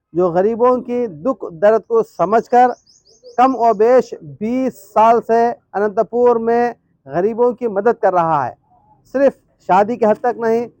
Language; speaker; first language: Urdu; native; Urdu